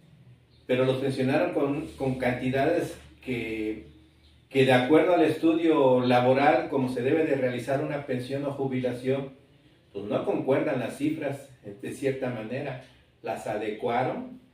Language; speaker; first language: Spanish; native; Spanish